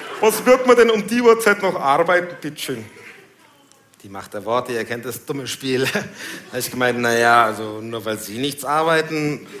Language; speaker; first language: German; early bilingual, other home language; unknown